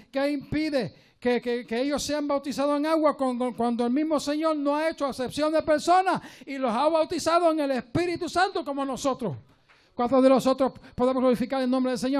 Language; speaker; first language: Spanish; native; Spanish